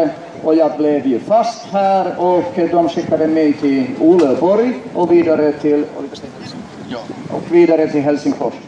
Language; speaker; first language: Swedish; non-native, fluent; Finnish